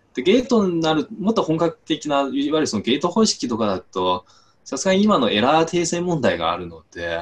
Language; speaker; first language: Japanese; non-native, fluent; Chinese